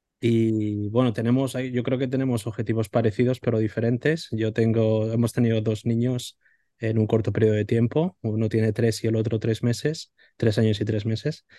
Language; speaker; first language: Spanish; native; Spanish